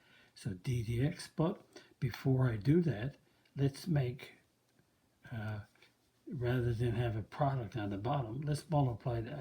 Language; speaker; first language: English; native; English